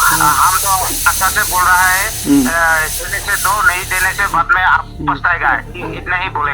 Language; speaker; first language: Hindi; non-native, local second language; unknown